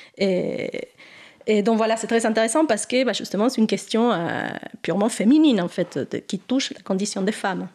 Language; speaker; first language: French; non-native, fluent; Spanish